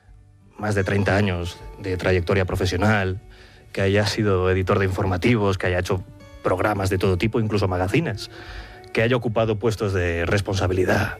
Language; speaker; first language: Spanish; native; Spanish